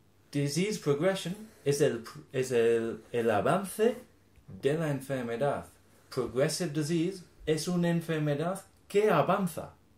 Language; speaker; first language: Spanish; non-native, fluent; English